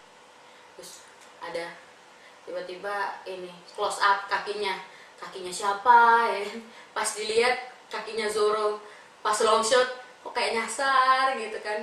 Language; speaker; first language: Indonesian; native; Indonesian